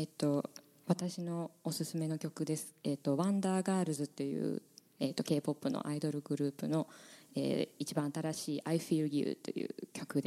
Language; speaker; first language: Japanese; native; Japanese